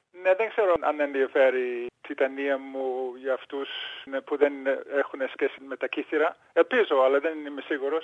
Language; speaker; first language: Greek; early bilingual, heritage; English